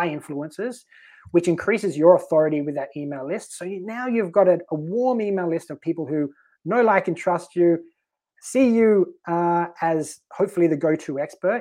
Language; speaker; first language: English; native; English